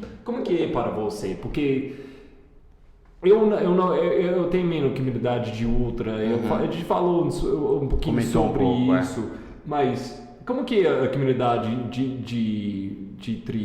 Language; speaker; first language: Portuguese; non-native, fluent; English